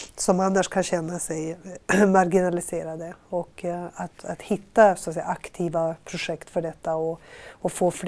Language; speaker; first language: Swedish; native; Swedish